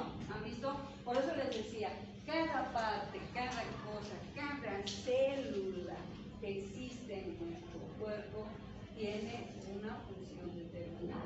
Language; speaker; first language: Spanish; native; Spanish